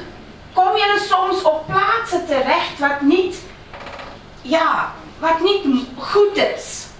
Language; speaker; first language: Dutch; non-native, fluent; Afrikaans